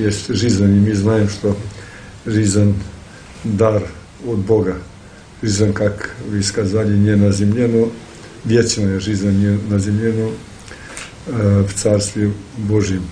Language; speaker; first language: Russian; non-native, learner; Serbian